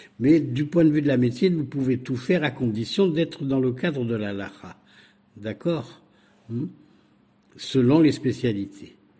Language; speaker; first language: French; native; French